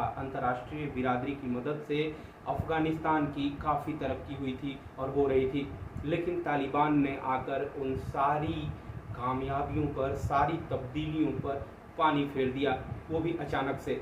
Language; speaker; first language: Hindi; native; Hindi